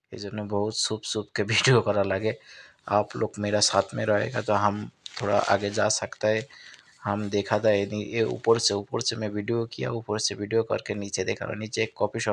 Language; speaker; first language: Hindi; non-native, learner; Bangla